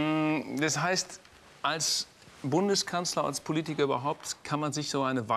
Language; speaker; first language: German; native; German